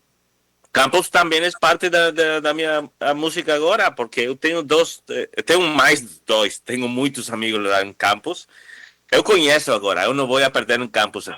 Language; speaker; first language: Portuguese; non-native, learner; Spanish